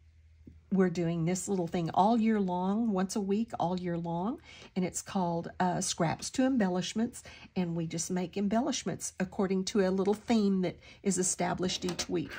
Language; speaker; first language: English; native; English